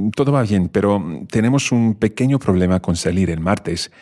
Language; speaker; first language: Spanish; non-native, fluent; English